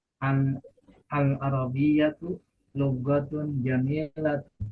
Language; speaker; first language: Arabic; non-native, learner; Indonesian